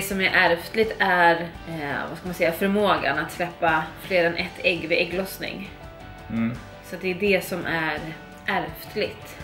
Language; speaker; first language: Swedish; native; Swedish